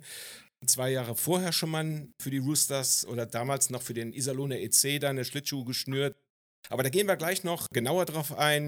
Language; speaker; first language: German; native; German